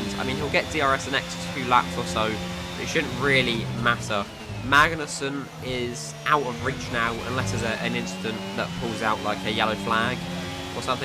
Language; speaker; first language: English; native; English